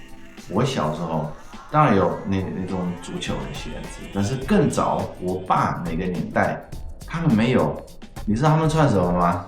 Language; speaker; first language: Chinese; non-native, fluent; Dutch